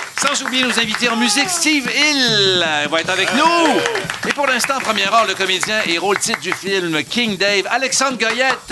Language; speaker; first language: French; native; French